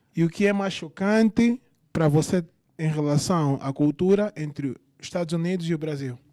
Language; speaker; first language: Portuguese; native; Portuguese